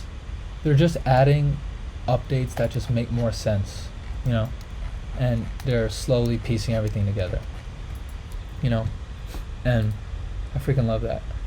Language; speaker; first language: English; native; English